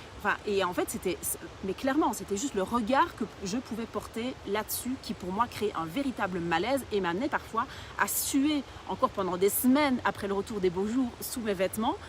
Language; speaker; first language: French; early bilingual, other home language; Portuguese